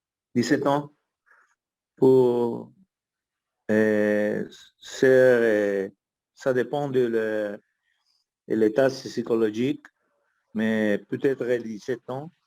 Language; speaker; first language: French; non-native, learner; Spanish